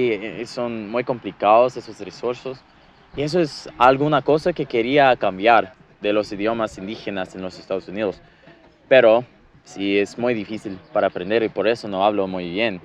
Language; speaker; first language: Spanish; non-native, fluent; English